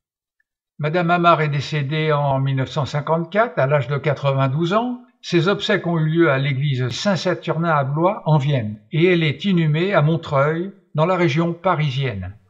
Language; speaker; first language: French; native; French